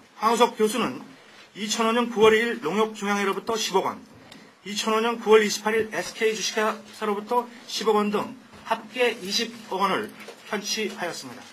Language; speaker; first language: Korean; native; Korean